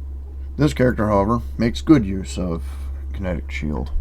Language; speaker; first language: English; native; English